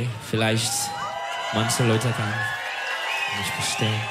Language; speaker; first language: German; non-native, learner; Turkish